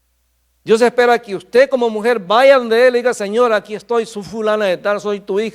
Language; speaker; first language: Spanish; native; Spanish